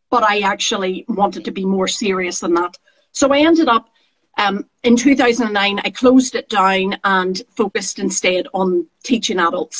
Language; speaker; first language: English; native; English